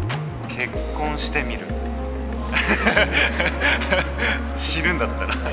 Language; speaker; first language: Japanese; native; Japanese